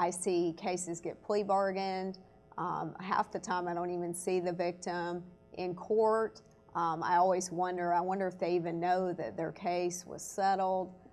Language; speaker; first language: English; native; English